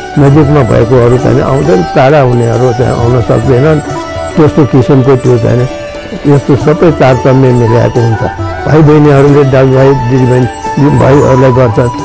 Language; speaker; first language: Nepali; non-native, local second language; Newari